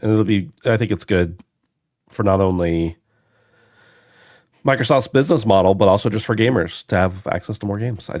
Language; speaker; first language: English; native; English